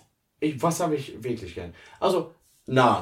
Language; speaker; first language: German; non-native, learner; English